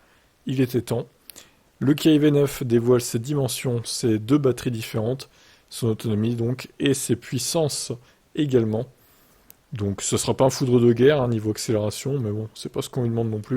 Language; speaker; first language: French; native; French